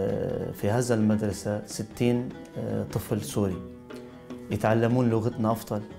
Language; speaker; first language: Arabic; non-native, local second language; Turkish